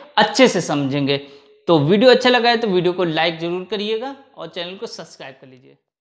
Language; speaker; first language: Hindi; native; Hindi